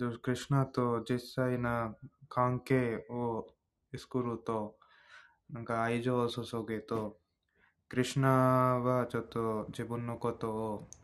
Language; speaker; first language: Japanese; non-native, fluent; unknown